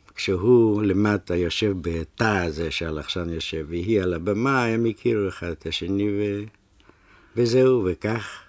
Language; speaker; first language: Hebrew; early bilingual, other home language; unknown